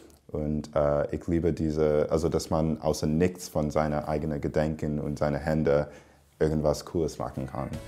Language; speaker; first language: German; non-native, fluent; English